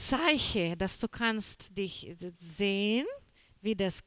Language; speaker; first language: German; non-native, learner; Portuguese